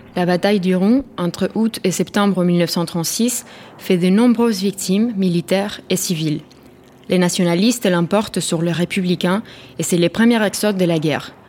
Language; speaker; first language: French; non-native, fluent; Spanish